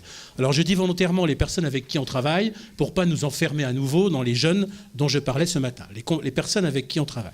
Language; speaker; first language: French; native; French